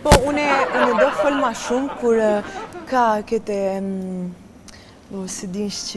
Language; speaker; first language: Albanian; early bilingual, heritage; Albanian